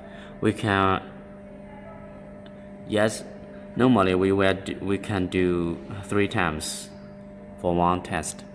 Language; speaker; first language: English; non-native, learner; Chinese